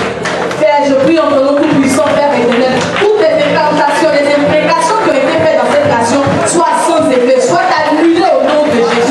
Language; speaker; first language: French; non-native, local second language; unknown